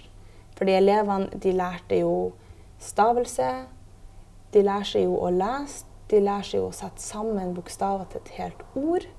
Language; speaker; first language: Norwegian; native; Norwegian